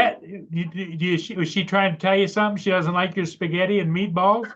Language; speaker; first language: English; native; English